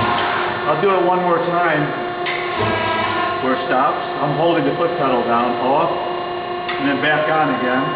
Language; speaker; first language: English; native; English